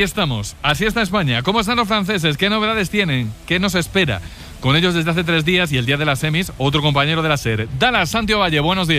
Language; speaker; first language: Spanish; native; Spanish